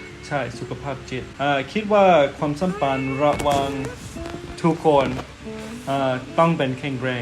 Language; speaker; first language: Thai; non-native, fluent; English